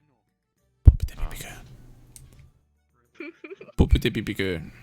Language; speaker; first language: Japanese; non-native, learner; English